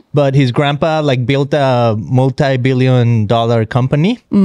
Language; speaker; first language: English; non-native, fluent; Spanish